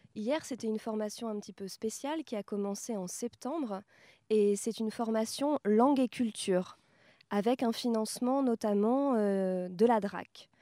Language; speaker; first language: French; native; French